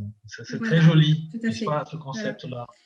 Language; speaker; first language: French; non-native, fluent; Portuguese